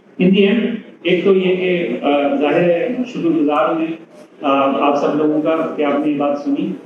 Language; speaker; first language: Urdu; native; Urdu